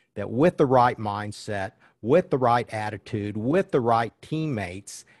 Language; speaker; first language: English; early bilingual, other home language; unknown